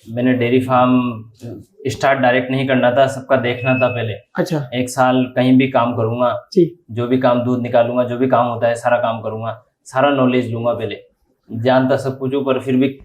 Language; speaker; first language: Hindi; native; Hindi